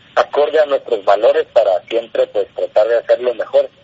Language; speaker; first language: Spanish; native; Spanish